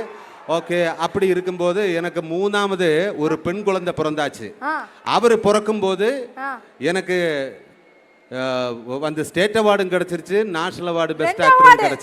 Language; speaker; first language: Tamil; non-native, learner; Malayalam